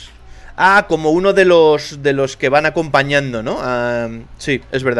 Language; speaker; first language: Spanish; native; Spanish